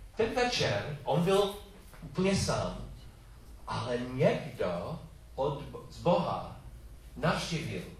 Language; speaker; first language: Czech; non-native, learner; English